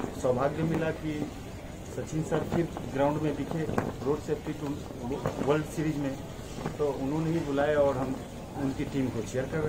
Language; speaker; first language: Hindi; native; Hindi